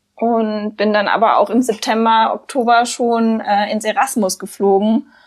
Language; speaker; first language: German; native; German